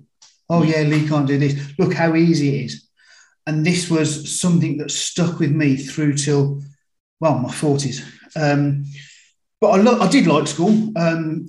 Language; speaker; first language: English; native; English